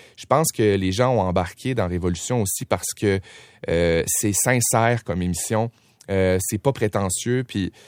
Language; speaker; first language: French; native; French